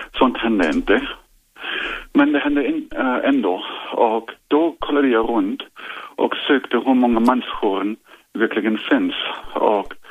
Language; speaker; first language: Swedish; non-native, learner; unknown